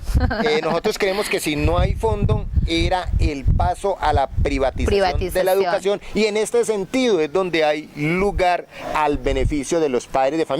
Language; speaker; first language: Spanish; native; Spanish